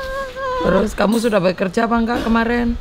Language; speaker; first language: Indonesian; native; Indonesian